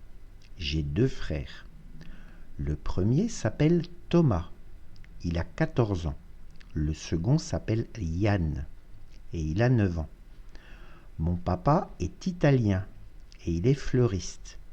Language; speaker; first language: French; non-native, fluent; Russian